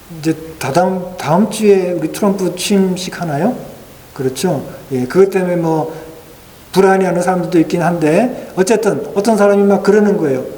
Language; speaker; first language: Korean; native; Korean